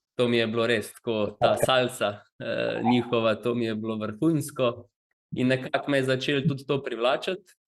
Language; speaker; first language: Slovenian; early bilingual, other home language; Croatian